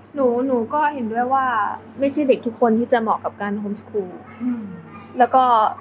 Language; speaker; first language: Thai; early bilingual, heritage; German